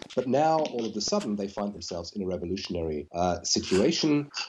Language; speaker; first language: English; non-native, fluent; German